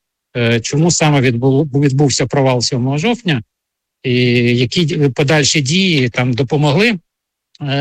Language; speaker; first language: Ukrainian; native; Ukrainian